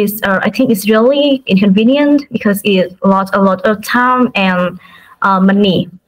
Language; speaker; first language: English; non-native, learner; Vietnamese